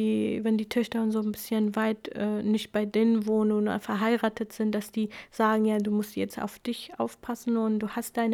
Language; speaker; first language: German; early bilingual, other home language; Kurdish